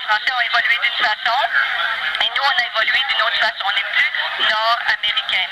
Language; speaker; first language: French; native; French